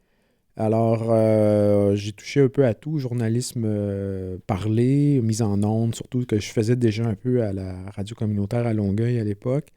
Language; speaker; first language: French; native; French